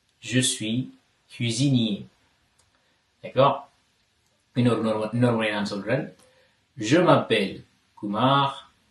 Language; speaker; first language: French; non-native, fluent; Tamil